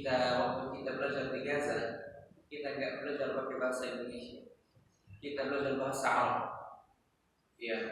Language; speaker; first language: Indonesian; non-native, learner; Arabic